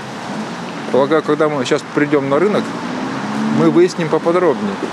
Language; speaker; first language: Russian; native; Russian